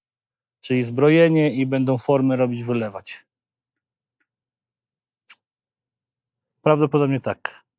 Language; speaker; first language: Polish; native; Polish